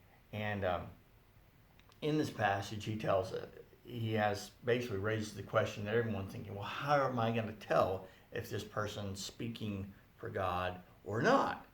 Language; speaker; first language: English; native; English